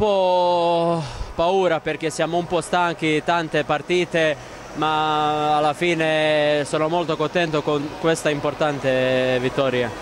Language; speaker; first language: Italian; non-native, learner; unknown